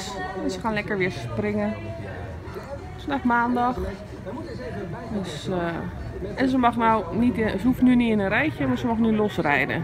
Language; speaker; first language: Dutch; native; Dutch